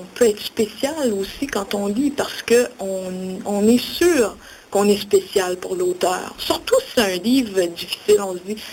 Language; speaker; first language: French; native; French